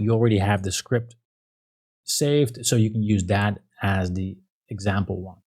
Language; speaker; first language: English; non-native, fluent; Dutch